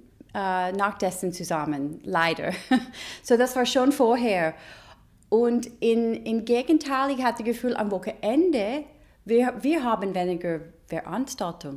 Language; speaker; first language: German; non-native, fluent; English